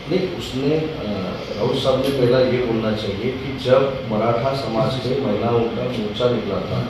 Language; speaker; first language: Hindi; non-native, local second language; Marathi